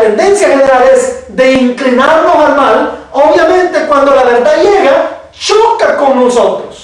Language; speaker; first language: Spanish; native; Spanish